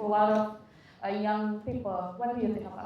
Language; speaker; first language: English; non-native, fluent; Indonesian